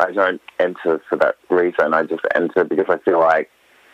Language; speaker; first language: English; native; English